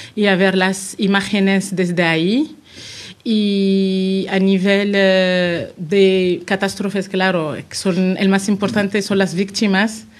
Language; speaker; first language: Spanish; non-native, fluent; Arabic